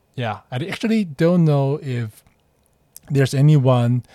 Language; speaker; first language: English; non-native, fluent; Chinese